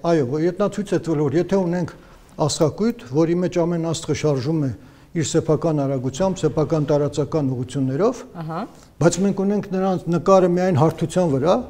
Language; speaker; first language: Armenian; native; Armenian